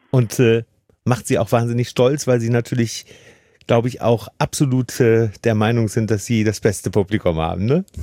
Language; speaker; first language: German; native; German